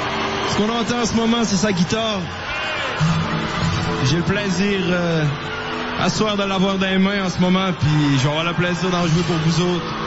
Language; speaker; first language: French; native; French